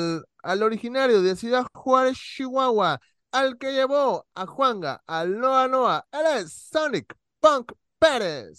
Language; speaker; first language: Spanish; native; Spanish